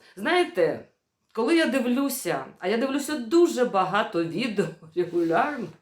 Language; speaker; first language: Ukrainian; non-native, local second language; Russian